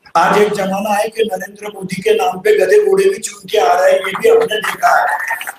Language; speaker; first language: Hindi; non-native, local second language; Marathi